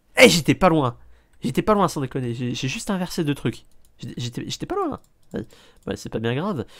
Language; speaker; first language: French; native; French